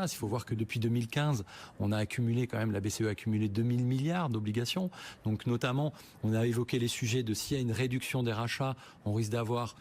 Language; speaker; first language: French; native; French